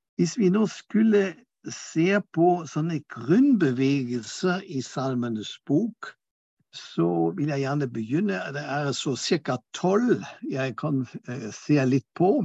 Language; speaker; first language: Norwegian; non-native, fluent; German